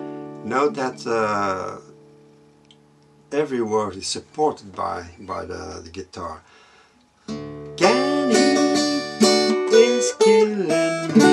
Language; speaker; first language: English; non-native, fluent; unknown